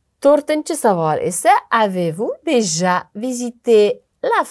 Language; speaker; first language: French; non-native, fluent; Uzbek